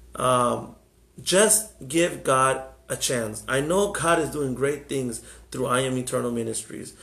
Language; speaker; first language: English; early bilingual, other home language; Spanish